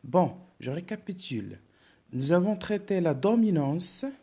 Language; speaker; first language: French; non-native, local second language; Arabic